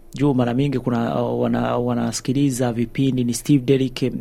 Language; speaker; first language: Swahili; native; Swahili